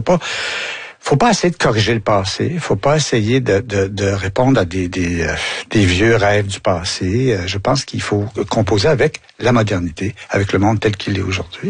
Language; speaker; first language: French; native; French